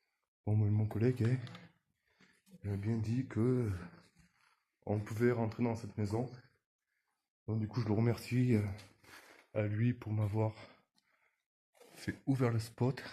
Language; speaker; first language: French; native; French